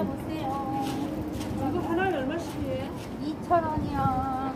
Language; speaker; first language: Korean; non-native, fluent; Filipino